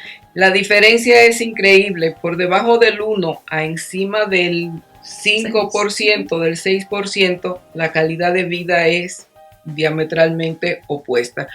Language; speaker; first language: Spanish; native; Spanish